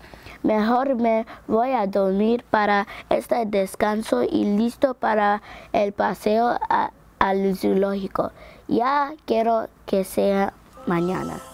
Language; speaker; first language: Spanish; non-native, learner; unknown